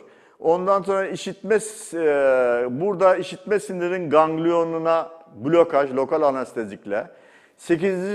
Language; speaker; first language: Turkish; native; Turkish